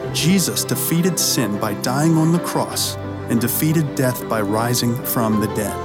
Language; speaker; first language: English; native; English